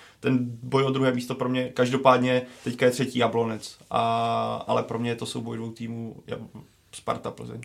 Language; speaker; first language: Czech; native; Czech